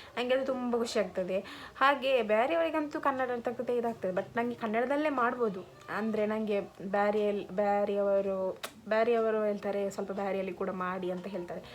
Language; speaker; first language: Kannada; non-native, local second language; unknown